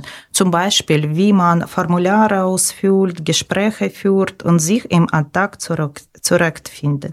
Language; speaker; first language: German; non-native, learner; Ukrainian